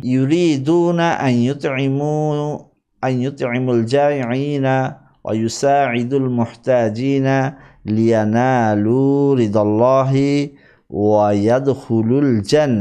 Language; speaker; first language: Arabic; non-native, fluent; Bangla